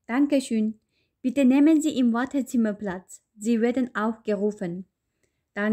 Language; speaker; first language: German; non-native, fluent; Uyghur